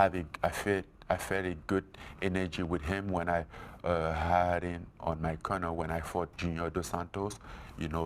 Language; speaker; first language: English; non-native, fluent; French